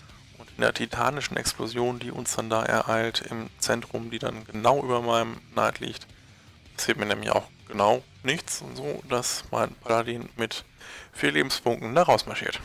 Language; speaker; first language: German; native; German